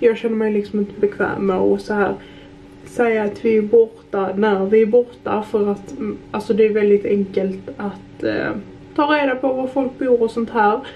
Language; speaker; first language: Swedish; native; Swedish